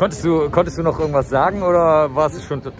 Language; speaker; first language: German; native; German